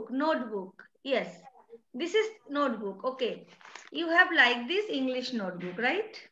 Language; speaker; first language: English; non-native, learner; Bangla